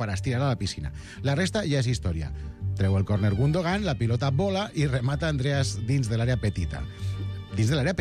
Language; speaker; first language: Catalan; native; Catalan